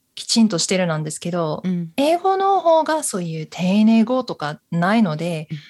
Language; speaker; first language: Japanese; non-native, fluent; English